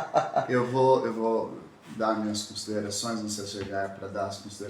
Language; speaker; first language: Portuguese; native; Portuguese